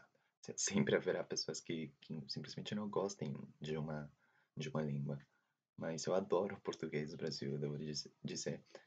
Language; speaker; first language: Portuguese; non-native, fluent; Spanish